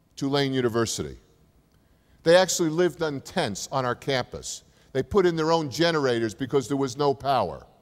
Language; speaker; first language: English; native; English